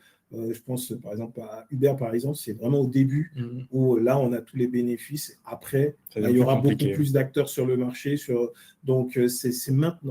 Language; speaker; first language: French; native; French